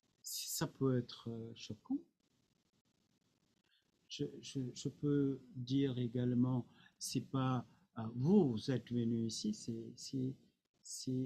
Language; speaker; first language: French; non-native, fluent; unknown